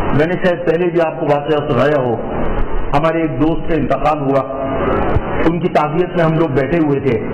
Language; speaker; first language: Urdu; native; Urdu